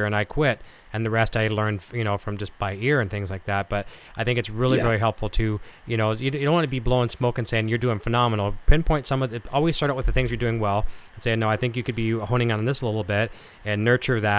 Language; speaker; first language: English; native; English